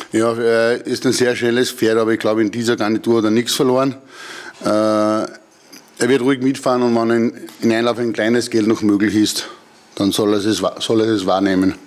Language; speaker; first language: German; native; German